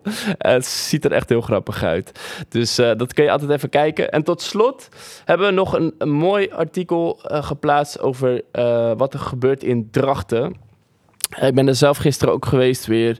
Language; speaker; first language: Dutch; native; Dutch